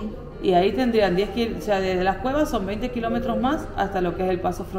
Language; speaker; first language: Spanish; native; Spanish